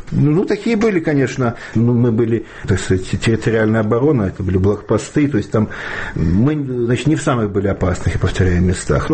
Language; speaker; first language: Russian; native; Russian